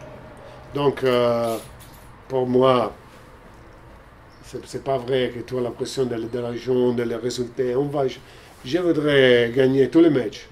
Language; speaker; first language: French; non-native, learner; Italian